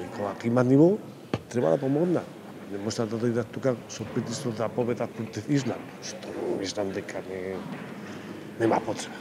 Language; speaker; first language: Macedonian; non-native, learner; Spanish